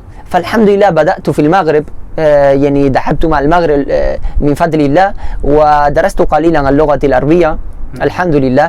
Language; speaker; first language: Arabic; non-native, learner; Spanish